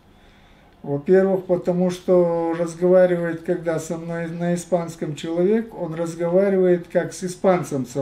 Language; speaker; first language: Russian; non-native, fluent; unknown